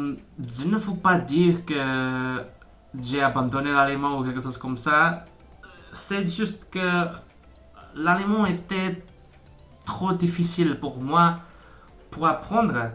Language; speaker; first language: French; non-native, learner; Indonesian